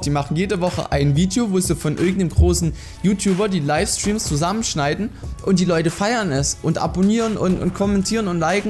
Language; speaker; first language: German; native; German